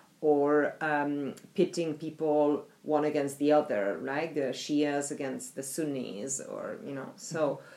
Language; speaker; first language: English; non-native, fluent; French